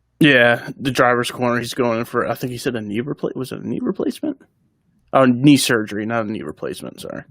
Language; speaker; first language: English; native; English